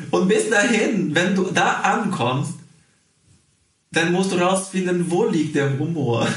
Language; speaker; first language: German; early bilingual, heritage; Portuguese